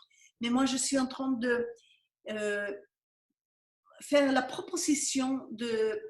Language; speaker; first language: French; non-native, fluent; Spanish